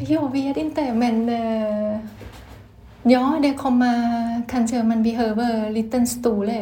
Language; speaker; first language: Swedish; non-native, learner; Thai